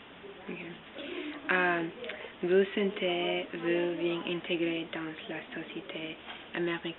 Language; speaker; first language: French; non-native, learner; English